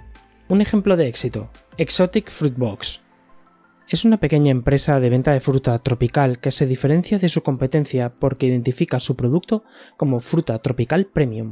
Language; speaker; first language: Spanish; native; Spanish